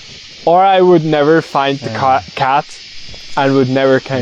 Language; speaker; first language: English; non-native, fluent; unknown